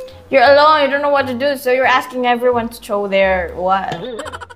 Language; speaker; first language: English; non-native, local second language; Filipino